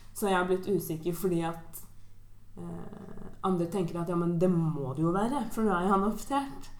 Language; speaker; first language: Norwegian; native; Norwegian